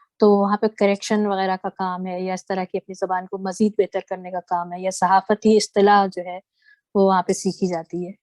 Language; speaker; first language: Urdu; native; Urdu